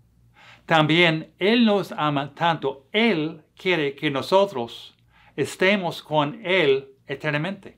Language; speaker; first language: Spanish; non-native, fluent; English